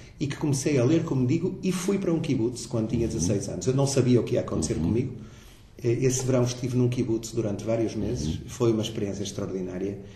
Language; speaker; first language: Portuguese; native; Portuguese